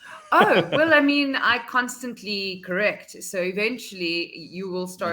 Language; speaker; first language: English; non-native, fluent; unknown